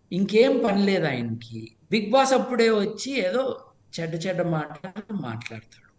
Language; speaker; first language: Telugu; native; Telugu